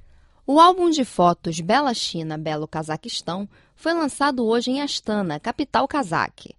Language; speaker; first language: Portuguese; non-native, fluent; Chinese